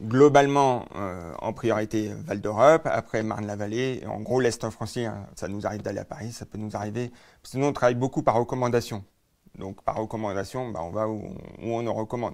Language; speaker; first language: French; native; French